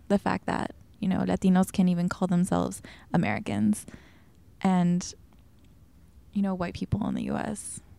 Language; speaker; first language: English; early bilingual, other home language; Spanish